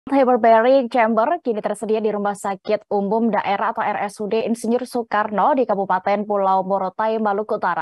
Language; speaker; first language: Indonesian; native; Indonesian